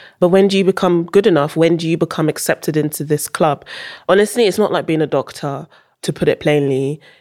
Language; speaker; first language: English; early bilingual, heritage; English